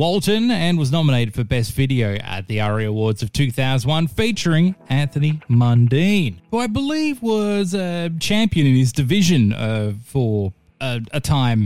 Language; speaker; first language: English; native; English